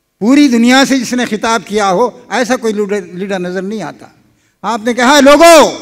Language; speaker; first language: Urdu; native; Urdu